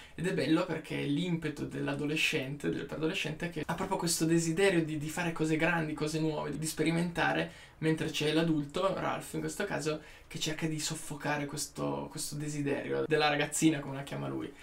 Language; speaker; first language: Italian; native; Italian